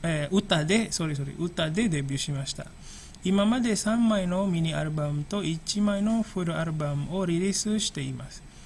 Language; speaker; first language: Japanese; non-native, fluent; Indonesian